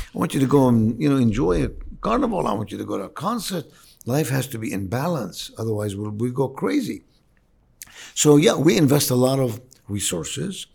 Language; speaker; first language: English; non-native, fluent; Arabic